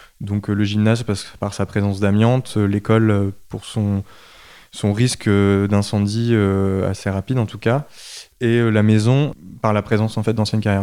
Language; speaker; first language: French; native; French